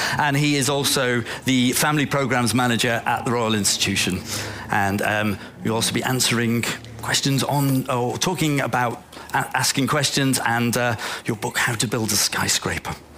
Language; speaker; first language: English; native; English